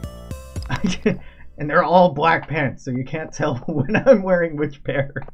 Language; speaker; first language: English; native; English